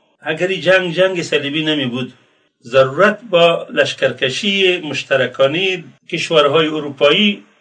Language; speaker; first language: Persian; native; Persian